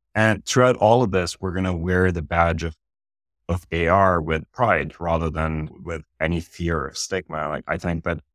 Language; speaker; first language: English; non-native, local second language; Urdu